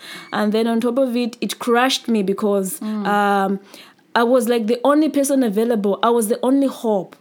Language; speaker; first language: English; non-native, local second language; Nyanja